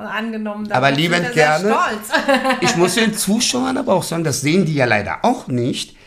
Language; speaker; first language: German; native; German